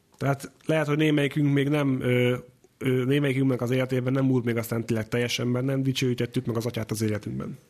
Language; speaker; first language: Hungarian; native; Hungarian